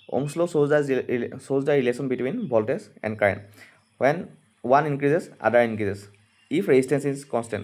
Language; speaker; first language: English; non-native, local second language; Assamese